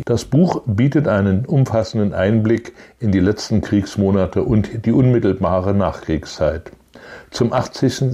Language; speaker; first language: German; native; German